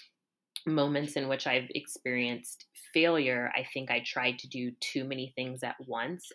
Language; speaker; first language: English; native; English